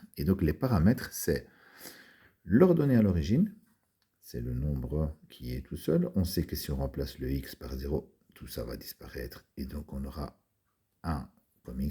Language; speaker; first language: French; native; French